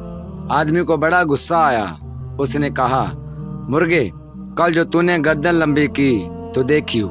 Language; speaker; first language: Urdu; native; Urdu